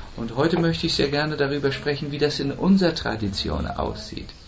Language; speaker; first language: German; native; German